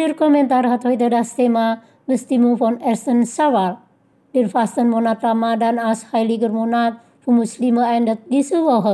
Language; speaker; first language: German; non-native, fluent; Indonesian